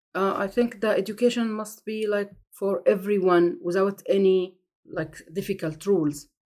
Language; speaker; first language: English; non-native, fluent; Arabic